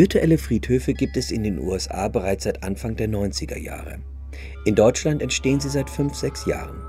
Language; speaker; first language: German; native; German